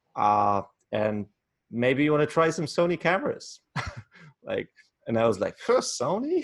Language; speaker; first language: English; non-native, fluent; Polish